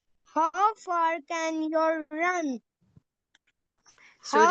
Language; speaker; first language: English; non-native, learner; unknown